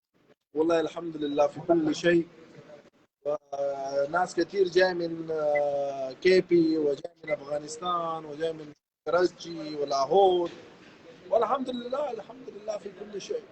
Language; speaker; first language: Arabic; non-native, learner; Pashto